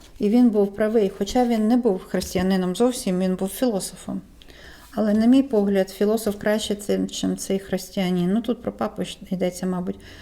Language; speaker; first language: Ukrainian; native; Ukrainian